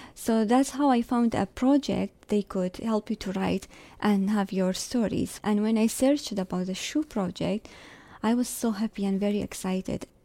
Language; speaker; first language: English; non-native, fluent; Arabic